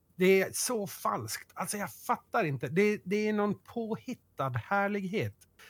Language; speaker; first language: Swedish; native; Swedish